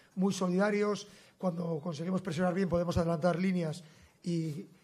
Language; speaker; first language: Spanish; native; Spanish